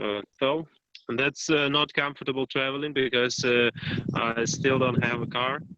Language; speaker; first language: English; non-native, learner; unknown